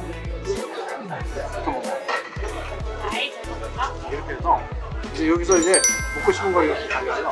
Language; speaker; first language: Korean; non-native, fluent; Nepali